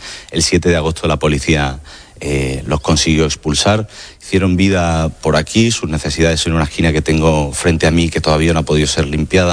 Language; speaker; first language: Spanish; native; Spanish